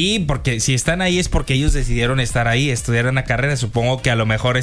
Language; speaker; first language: Spanish; native; Spanish